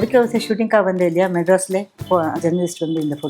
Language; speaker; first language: Tamil; non-native, fluent; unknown